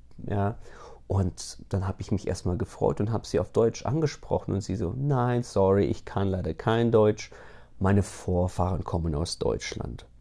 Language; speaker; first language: German; early bilingual, other home language; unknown